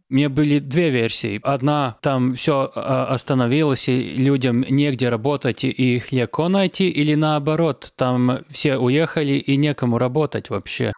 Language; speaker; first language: Russian; non-native, local second language; Latvian